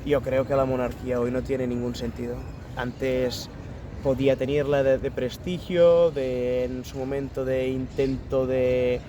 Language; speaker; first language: Spanish; non-native, local second language; Catalan